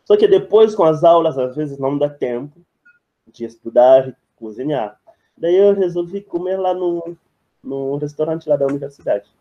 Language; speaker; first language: Portuguese; non-native, fluent; French